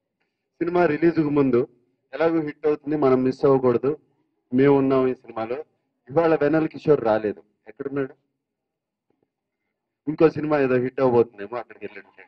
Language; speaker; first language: Telugu; native; Telugu